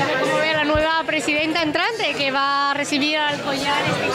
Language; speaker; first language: Spanish; native; Spanish